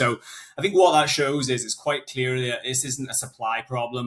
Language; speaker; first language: English; native; English